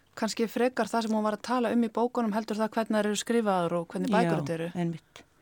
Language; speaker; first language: Icelandic; native; Icelandic